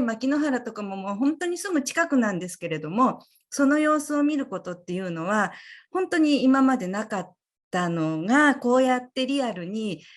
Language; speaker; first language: Japanese; native; Japanese